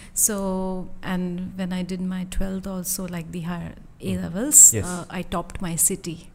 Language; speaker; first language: English; non-native, local second language; Hindi